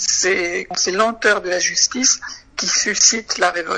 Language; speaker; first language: French; native; French